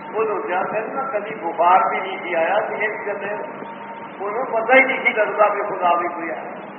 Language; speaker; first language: Urdu; non-native, local second language; Punjabi